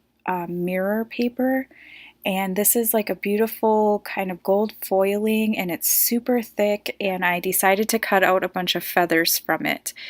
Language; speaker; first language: English; native; English